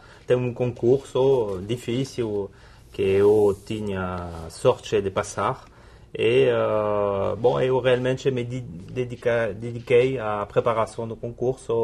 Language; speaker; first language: Portuguese; non-native, fluent; French